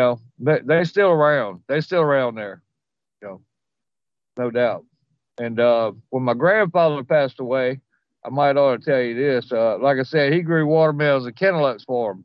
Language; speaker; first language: English; native; English